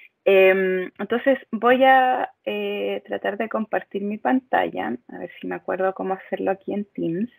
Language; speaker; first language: Spanish; native; Spanish